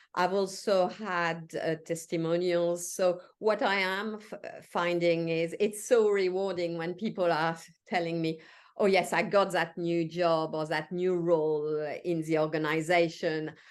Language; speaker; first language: English; non-native, fluent; French